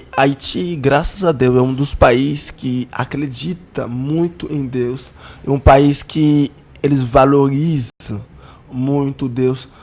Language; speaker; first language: Portuguese; non-native, learner; Haitian Creole